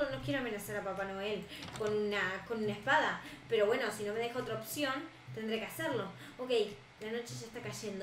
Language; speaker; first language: Spanish; native; Spanish